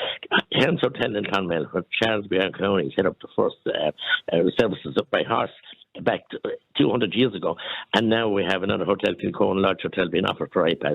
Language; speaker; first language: English; native; English